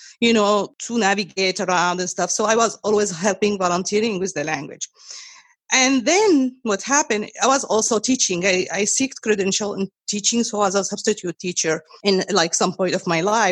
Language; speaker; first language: English; non-native, fluent; Arabic